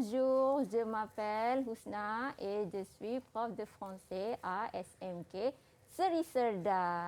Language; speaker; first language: French; non-native, fluent; Malay